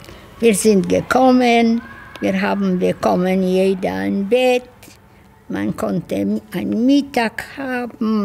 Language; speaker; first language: German; non-native, fluent; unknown